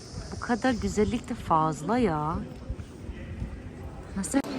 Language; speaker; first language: Turkish; non-native, fluent; Albanian